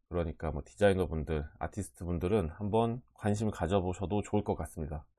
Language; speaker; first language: Korean; native; Korean